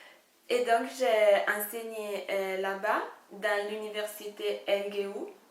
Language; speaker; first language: French; non-native, fluent; Italian